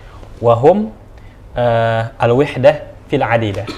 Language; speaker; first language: Arabic; non-native, learner; Indonesian